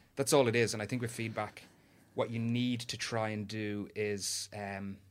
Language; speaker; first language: English; native; English